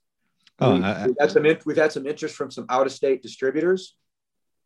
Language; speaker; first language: English; native; English